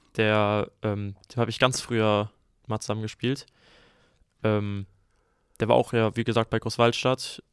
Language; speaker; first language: German; native; German